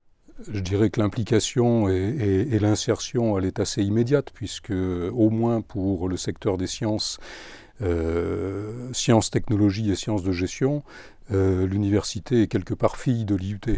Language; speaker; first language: French; native; French